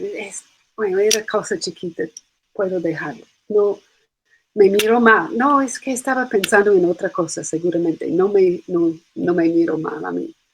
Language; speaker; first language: Spanish; non-native, fluent; English